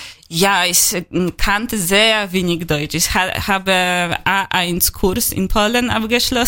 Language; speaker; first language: German; non-native, learner; Polish